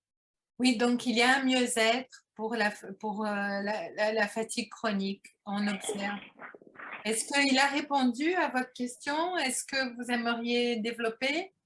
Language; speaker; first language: French; non-native, fluent; Portuguese